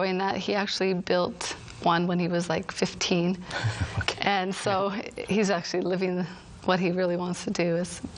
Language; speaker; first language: English; native; English